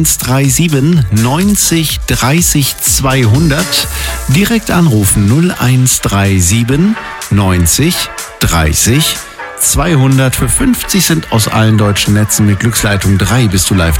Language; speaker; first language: German; native; German